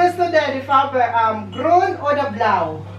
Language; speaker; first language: German; non-native, learner; Filipino